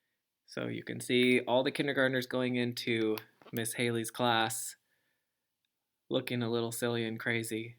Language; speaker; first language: English; native; English